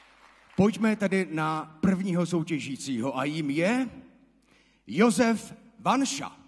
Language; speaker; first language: Czech; native; Czech